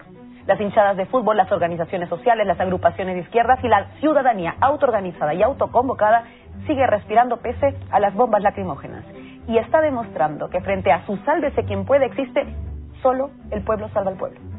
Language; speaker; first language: Spanish; native; Spanish